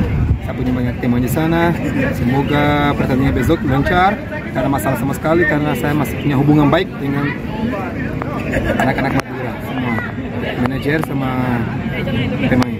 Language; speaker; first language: Indonesian; non-native, fluent; Portuguese